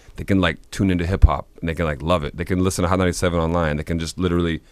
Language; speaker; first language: English; native; English